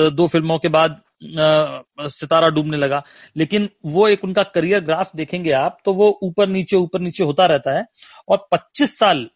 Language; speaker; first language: Hindi; native; Hindi